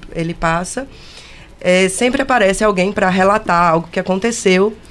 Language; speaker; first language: Portuguese; native; Portuguese